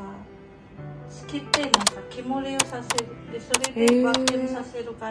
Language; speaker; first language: Japanese; non-native, fluent; Filipino